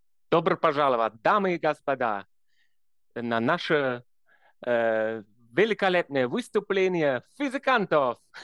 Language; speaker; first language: Russian; non-native, learner; German